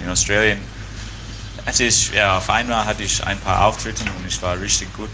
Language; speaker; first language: German; non-native, fluent; English